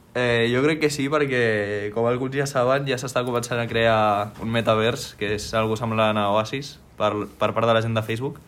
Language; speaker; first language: Catalan; native; Catalan